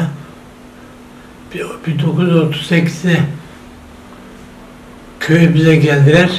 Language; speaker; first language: Turkish; non-native, local second language; Zaza